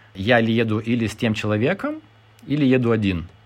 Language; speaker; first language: Russian; non-native, fluent; Lithuanian